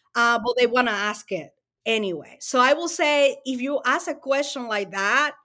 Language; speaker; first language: English; non-native, fluent; Spanish